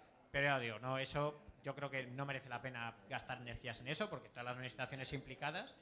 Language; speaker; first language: Spanish; native; Spanish